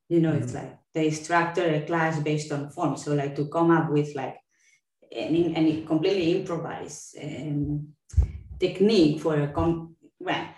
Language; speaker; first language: English; non-native, fluent; Spanish